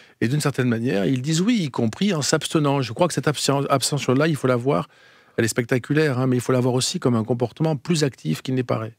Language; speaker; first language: French; native; French